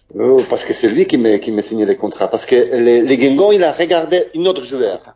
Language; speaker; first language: French; non-native, learner; Polish